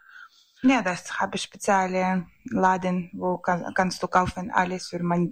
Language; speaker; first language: German; non-native, learner; Ukrainian